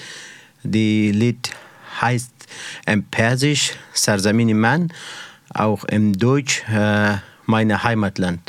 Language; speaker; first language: German; non-native, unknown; Persian